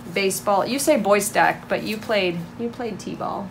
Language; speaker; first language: English; native; English